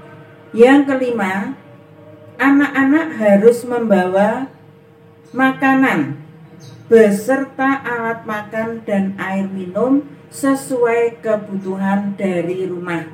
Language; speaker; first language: Indonesian; native; Indonesian